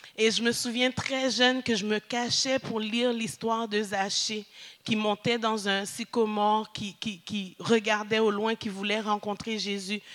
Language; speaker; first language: French; early bilingual, other home language; Haitian Creole